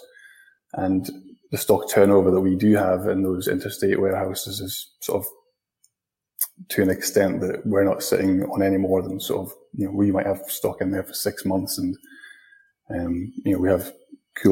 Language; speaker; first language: English; native; English